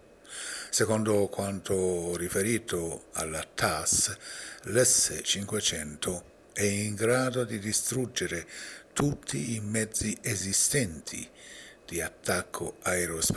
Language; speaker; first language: Italian; non-native, fluent; Persian